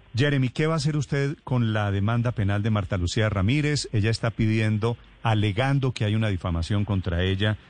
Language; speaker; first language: Spanish; native; Spanish